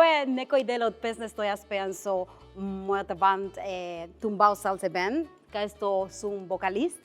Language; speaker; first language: Macedonian; non-native, fluent; Spanish